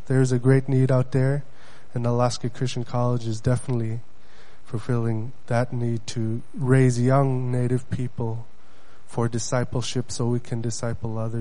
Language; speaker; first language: English; early bilingual, other home language; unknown